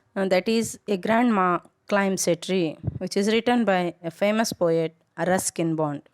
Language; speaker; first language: English; non-native, local second language; Kannada